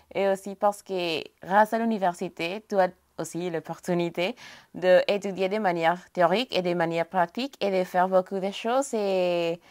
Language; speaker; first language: French; non-native, fluent; Spanish